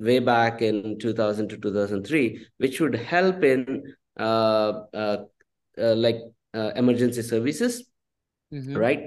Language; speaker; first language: English; non-native, local second language; Telugu